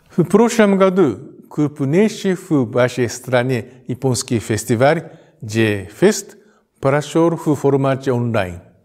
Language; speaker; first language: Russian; non-native, fluent; Japanese